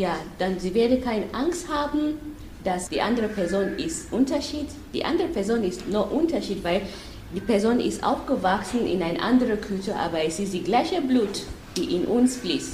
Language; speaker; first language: German; non-native, fluent; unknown